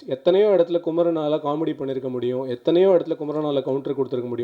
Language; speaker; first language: Tamil; native; Tamil